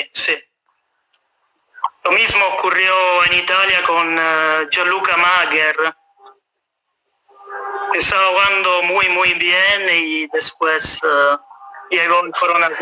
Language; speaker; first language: Spanish; non-native, fluent; Italian